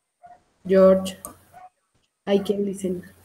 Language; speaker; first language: English; non-native, learner; Spanish